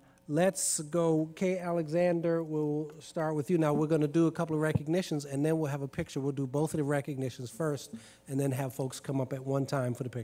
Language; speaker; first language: English; native; English